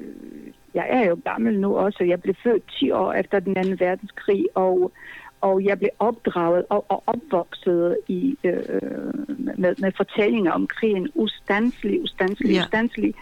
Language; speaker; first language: Danish; non-native, fluent; Polish